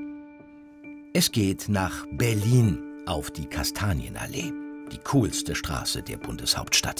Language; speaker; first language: German; native; German